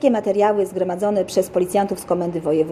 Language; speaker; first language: Polish; native; Polish